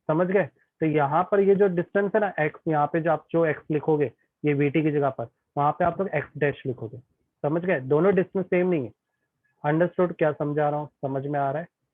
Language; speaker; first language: Hindi; native; Hindi